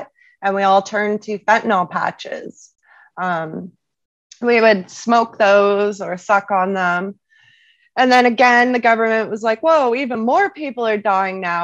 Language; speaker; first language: English; native; English